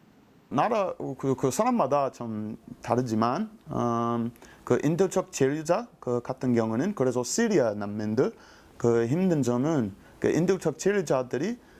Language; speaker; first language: Korean; non-native, learner; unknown